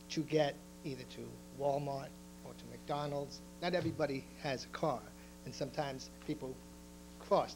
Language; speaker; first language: English; native; English